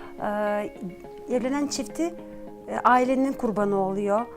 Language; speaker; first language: Turkish; non-native, fluent; Gagauz